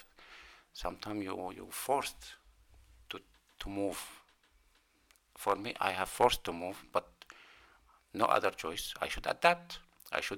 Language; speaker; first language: English; non-native, learner; Arabic